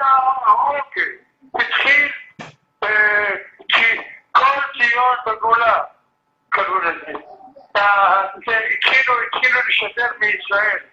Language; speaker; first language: Hebrew; early bilingual, other home language; Arabic